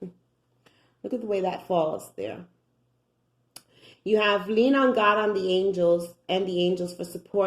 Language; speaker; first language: English; native; English